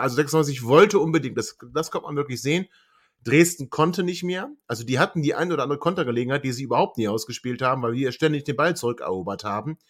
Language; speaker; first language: German; native; German